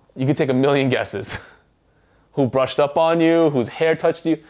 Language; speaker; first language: English; early bilingual, other home language; Korean